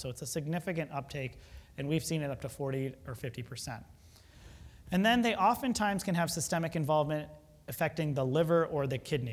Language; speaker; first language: English; native; English